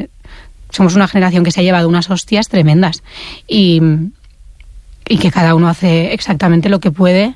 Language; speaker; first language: Spanish; native; Spanish